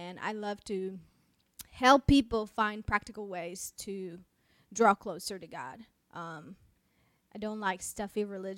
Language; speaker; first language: English; non-native, fluent; Spanish